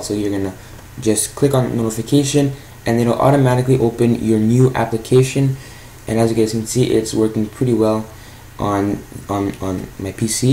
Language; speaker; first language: English; native; English